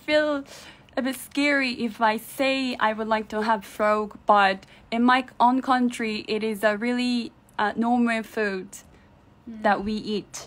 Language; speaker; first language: English; non-native, learner; Chinese